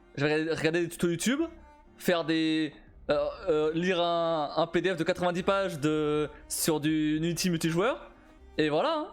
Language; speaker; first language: French; native; French